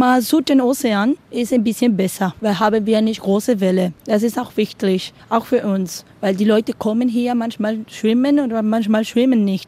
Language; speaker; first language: German; non-native, learner; Spanish